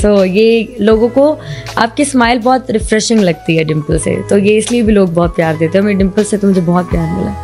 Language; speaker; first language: Urdu; native; Urdu